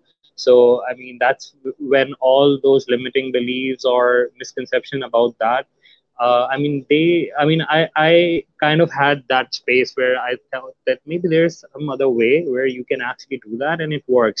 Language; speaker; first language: English; non-native, local second language; Urdu